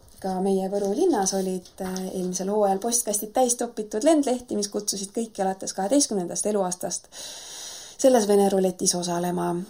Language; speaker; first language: Estonian; native; Estonian